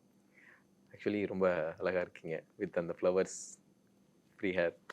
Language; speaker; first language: Tamil; native; Tamil